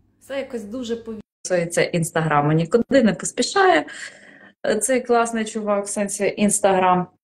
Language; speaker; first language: Ukrainian; native; Ukrainian